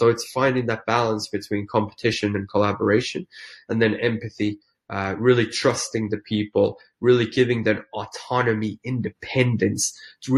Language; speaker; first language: English; non-native, fluent; Finnish